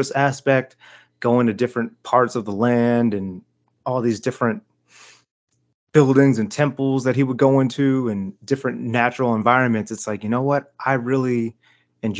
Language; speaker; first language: English; native; English